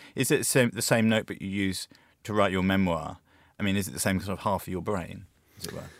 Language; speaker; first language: English; native; English